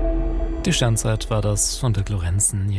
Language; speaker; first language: German; native; German